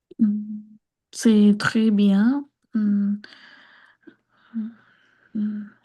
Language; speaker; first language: French; non-native, learner; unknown